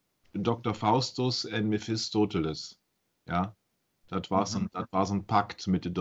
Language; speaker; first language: Dutch; non-native, learner; German